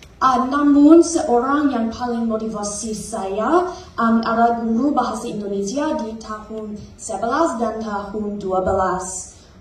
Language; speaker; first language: Indonesian; non-native, learner; English